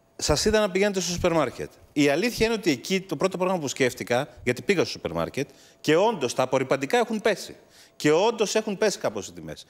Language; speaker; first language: Greek; native; Greek